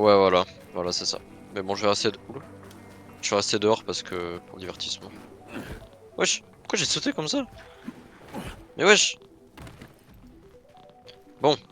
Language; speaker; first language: French; native; French